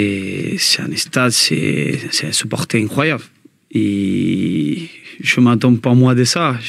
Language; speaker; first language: French; non-native, learner; Spanish